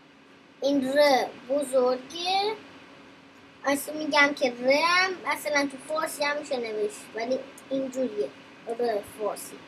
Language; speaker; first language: Persian; early bilingual, heritage; Persian